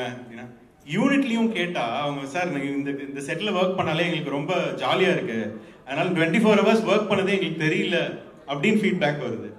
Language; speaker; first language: Tamil; native; Tamil